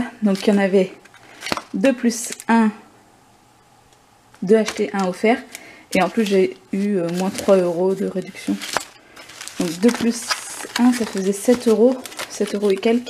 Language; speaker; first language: French; native; French